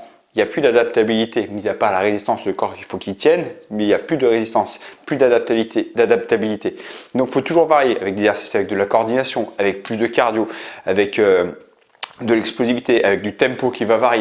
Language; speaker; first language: French; native; French